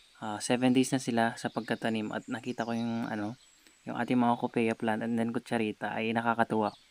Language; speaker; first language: Filipino; native; Filipino